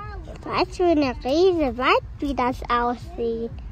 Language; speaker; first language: German; early bilingual, other home language; Indonesian